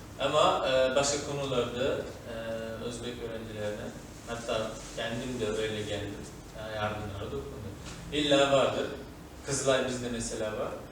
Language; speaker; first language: Turkish; non-native, fluent; Uzbek